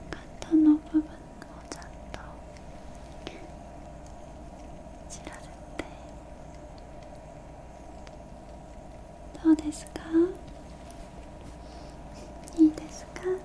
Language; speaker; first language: Japanese; non-native, learner; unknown